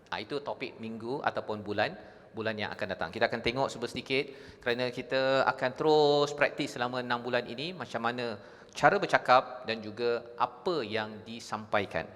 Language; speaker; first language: Malay; native; Malay